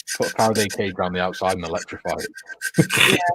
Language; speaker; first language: English; native; English